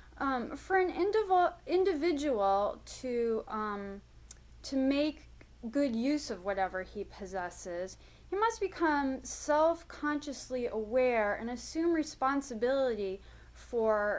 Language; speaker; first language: English; native; English